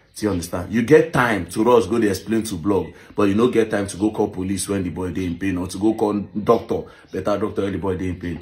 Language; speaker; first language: Nigerian Pidgin; native; Nigerian Pidgin